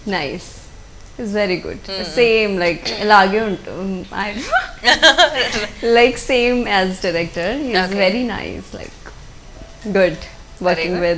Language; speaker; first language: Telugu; non-native, learner; Hindi